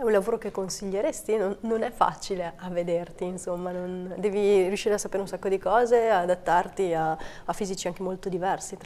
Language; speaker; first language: Italian; native; Italian